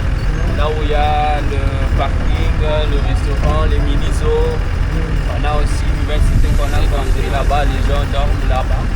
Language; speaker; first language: French; native; French